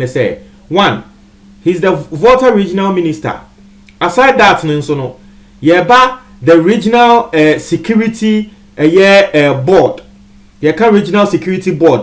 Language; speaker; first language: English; non-native, local second language; Akan